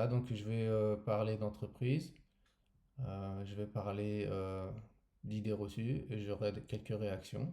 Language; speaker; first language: French; native; French